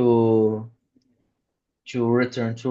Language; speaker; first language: English; non-native, learner; Portuguese